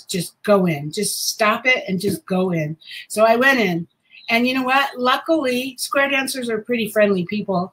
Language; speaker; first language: English; native; English